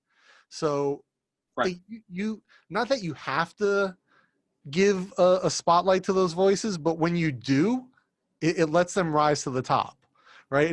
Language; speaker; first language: English; native; English